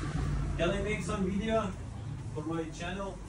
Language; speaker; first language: English; non-native, learner; Lithuanian